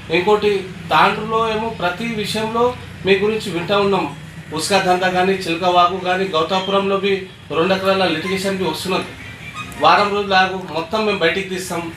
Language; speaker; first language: Telugu; non-native, local second language; Lambadi